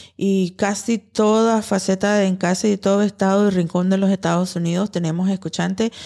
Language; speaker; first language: Spanish; early bilingual, heritage; Spanish